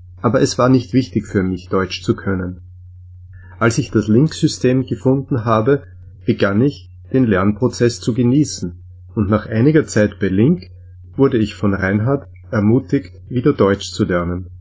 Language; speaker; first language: German; non-native, learner; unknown